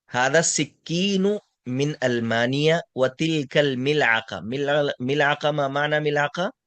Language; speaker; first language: Arabic; non-native, fluent; Urdu